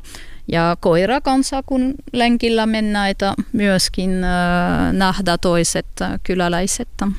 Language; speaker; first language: Finnish; non-native, fluent; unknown